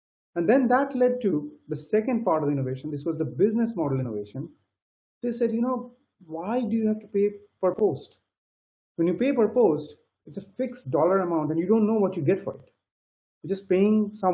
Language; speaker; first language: English; non-native, local second language; Bangla